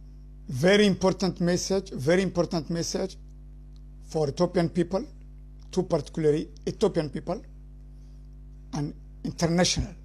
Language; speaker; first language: English; non-native, learner; Somali